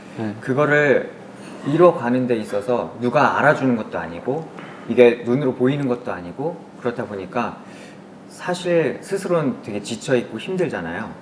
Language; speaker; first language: Korean; native; Korean